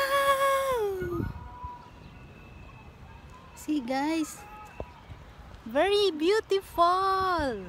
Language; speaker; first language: English; non-native, learner; Filipino